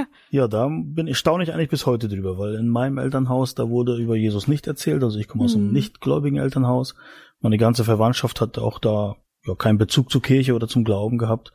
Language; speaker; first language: German; native; German